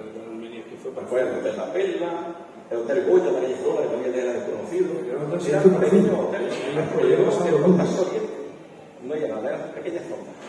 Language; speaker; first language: Spanish; native; Spanish